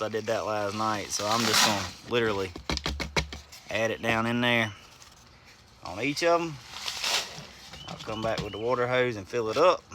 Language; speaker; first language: English; native; English